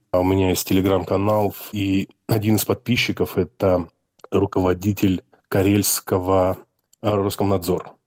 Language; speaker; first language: Russian; native; Russian